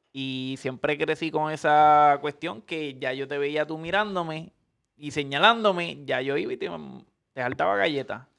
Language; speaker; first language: Spanish; native; Spanish